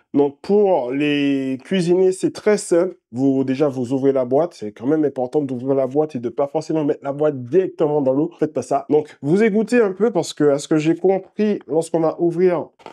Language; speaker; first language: French; native; French